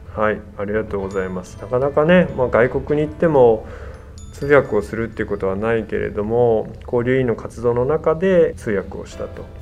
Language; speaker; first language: Japanese; native; Japanese